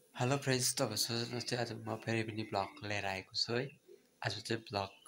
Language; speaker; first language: Nepali; native; Nepali